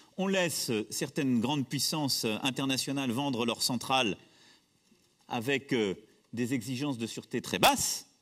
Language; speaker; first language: French; native; French